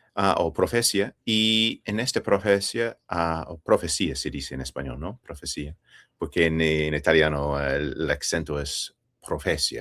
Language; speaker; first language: Spanish; non-native, fluent; English